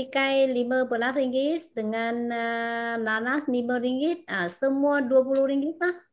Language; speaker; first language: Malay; non-native, fluent; Vietnamese